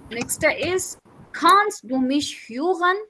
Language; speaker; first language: German; non-native, learner; Hindi